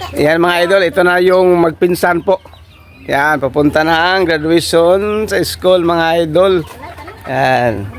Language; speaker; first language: Filipino; non-native, local second language; Cebuano